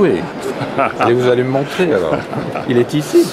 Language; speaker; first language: French; native; French